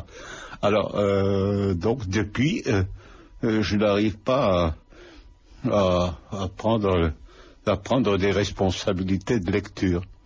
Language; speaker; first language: French; non-native, fluent; Lithuanian